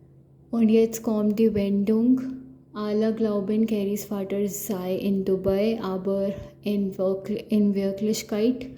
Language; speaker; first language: German; non-native, learner; Hindi